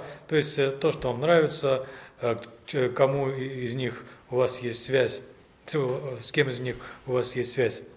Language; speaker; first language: Russian; native; Russian